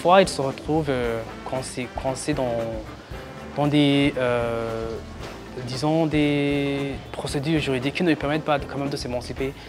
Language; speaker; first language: French; non-native, local second language; Rundi